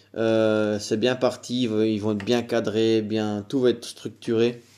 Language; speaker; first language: French; native; French